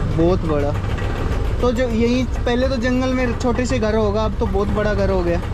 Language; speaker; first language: Hindi; native; Hindi